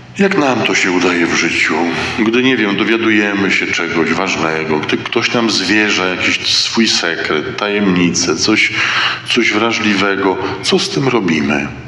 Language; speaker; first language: Polish; native; Polish